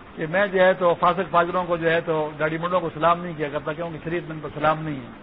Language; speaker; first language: Urdu; non-native, local second language; Pashto